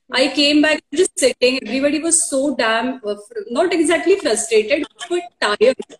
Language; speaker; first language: English; non-native, local second language; Marathi